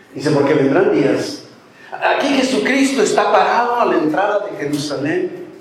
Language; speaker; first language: Spanish; native; Spanish